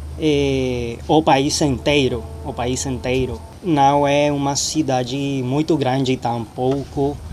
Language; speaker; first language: Portuguese; non-native, learner; Spanish